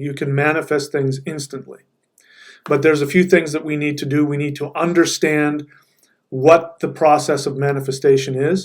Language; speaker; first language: English; native; English